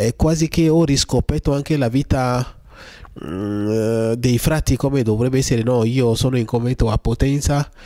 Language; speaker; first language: Italian; non-native, fluent; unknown